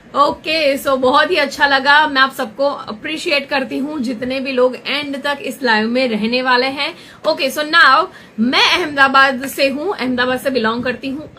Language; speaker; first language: Hindi; non-native, local second language; Gujarati